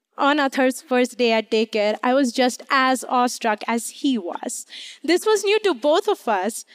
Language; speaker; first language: English; non-native, local second language; Hindi